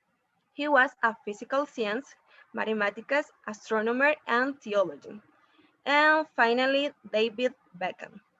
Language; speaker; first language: English; non-native, learner; Spanish